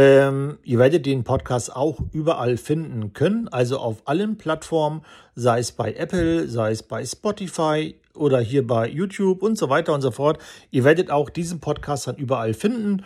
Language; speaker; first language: German; native; German